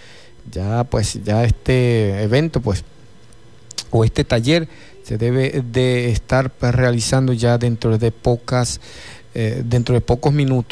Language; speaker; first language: Spanish; native; Spanish